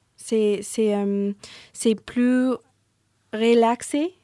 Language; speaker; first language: French; non-native, learner; English